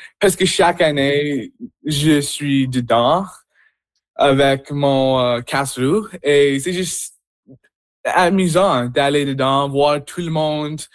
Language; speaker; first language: French; non-native, local second language; English